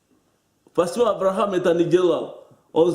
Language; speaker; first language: Russian; non-native, learner; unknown